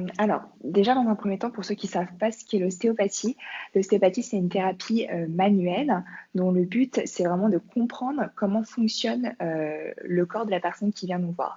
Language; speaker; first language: French; native; French